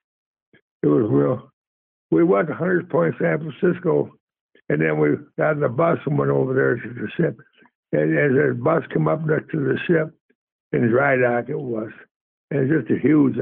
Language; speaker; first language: English; native; English